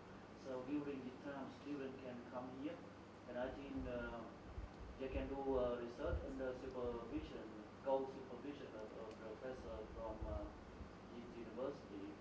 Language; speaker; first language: English; non-native, fluent; Vietnamese